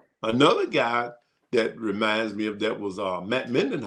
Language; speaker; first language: English; native; English